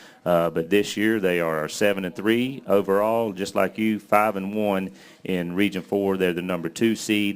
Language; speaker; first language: English; native; English